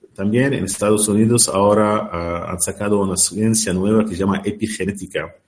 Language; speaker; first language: Spanish; non-native, fluent; Arabic